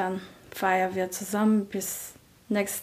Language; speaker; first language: German; non-native, learner; Portuguese